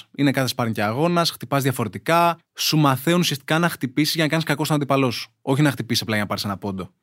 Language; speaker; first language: Greek; native; Greek